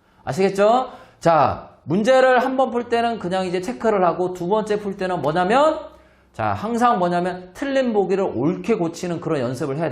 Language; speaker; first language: Korean; native; Korean